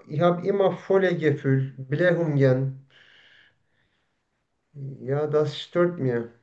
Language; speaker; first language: German; non-native, learner; Turkish